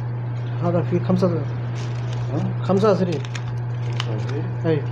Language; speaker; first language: Arabic; non-native, learner; Hindi